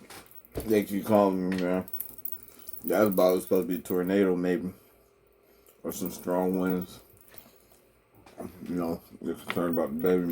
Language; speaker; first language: English; native; English